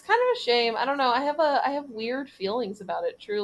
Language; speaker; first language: English; native; English